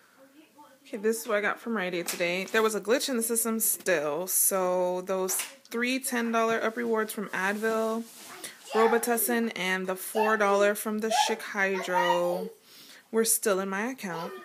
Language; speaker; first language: English; native; English